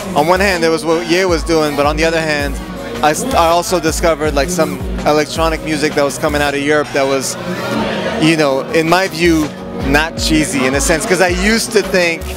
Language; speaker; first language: English; native; English